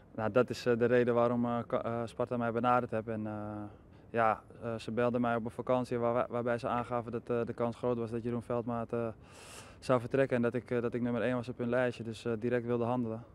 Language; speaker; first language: Dutch; native; Dutch